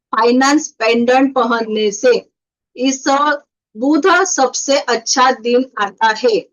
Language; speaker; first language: Hindi; non-native, local second language; Marathi